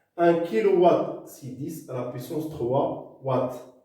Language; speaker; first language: French; non-native, local second language; Arabic